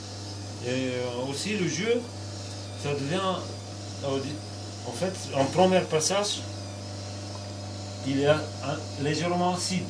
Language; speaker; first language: French; non-native, fluent; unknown